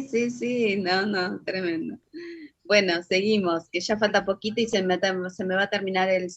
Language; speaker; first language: Spanish; native; Spanish